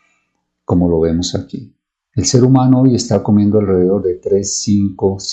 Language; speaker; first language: Spanish; native; Spanish